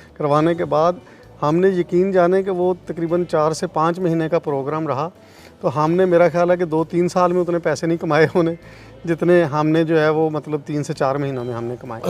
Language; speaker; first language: Urdu; non-native, local second language; Punjabi